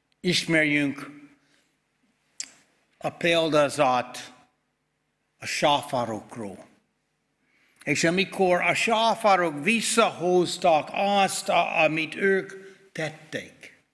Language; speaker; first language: Hungarian; non-native, fluent; English